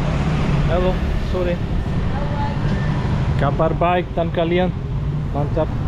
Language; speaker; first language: Indonesian; non-native, learner; German